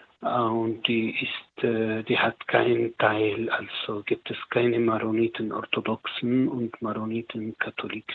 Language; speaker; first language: German; non-native, learner; Arabic